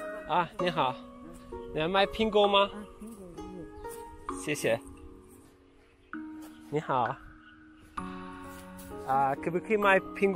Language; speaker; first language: Chinese; non-native, learner; Turkish